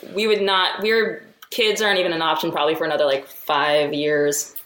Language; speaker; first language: English; native; English